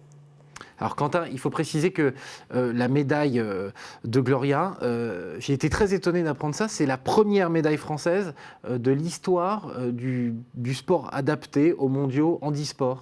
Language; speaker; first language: French; native; French